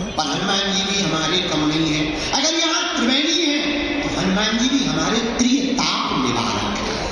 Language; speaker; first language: Hindi; native; Hindi